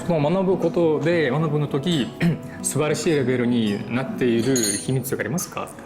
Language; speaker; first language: Japanese; non-native, learner; Kazakh